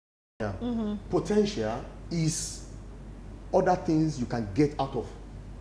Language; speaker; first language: English; non-native, local second language; Yoruba